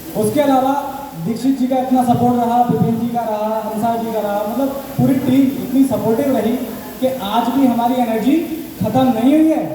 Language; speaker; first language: Hindi; native; Hindi